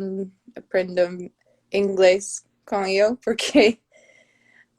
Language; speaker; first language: Portuguese; non-native, learner; English